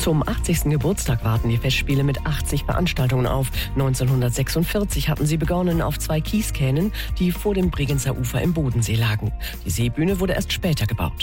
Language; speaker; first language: German; native; German